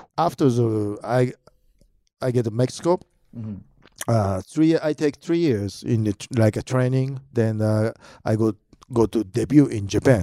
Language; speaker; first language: English; non-native, learner; Japanese